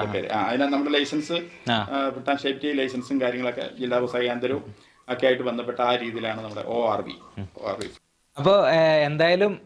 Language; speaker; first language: Malayalam; native; Malayalam